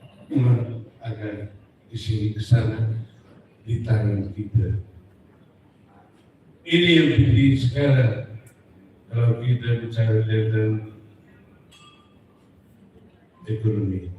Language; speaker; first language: Indonesian; non-native, fluent; German